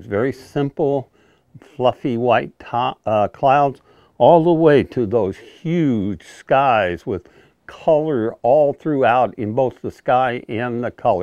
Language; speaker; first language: English; native; English